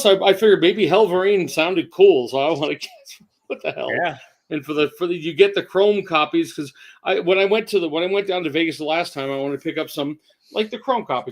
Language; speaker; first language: English; native; English